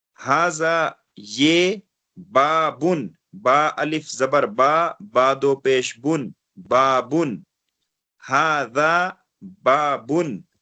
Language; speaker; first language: Urdu; non-native, local second language; Kashmiri